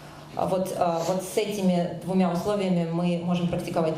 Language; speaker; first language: Russian; native; Russian